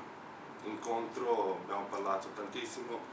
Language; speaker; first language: Italian; non-native, fluent; Slovenian